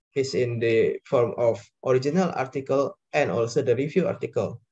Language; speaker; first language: English; non-native, learner; Indonesian